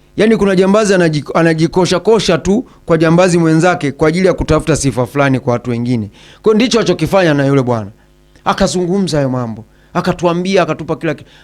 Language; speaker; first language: Swahili; native; Swahili